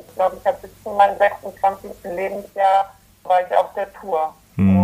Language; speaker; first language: German; early bilingual, other home language; Polish